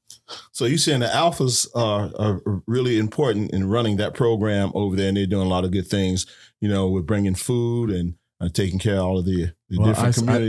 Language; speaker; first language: English; native; English